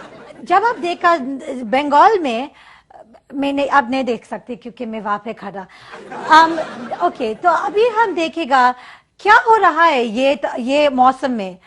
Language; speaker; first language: Hindi; non-native, learner; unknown